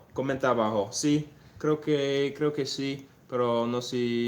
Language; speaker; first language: Spanish; non-native, learner; English